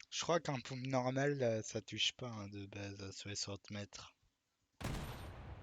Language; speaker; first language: French; native; French